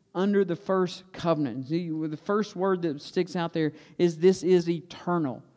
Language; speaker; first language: English; native; English